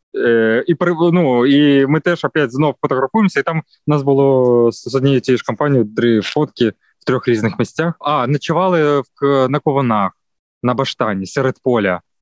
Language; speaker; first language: Ukrainian; non-native, local second language; Russian